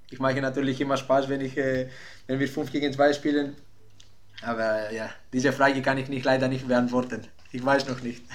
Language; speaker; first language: German; non-native, fluent; Greek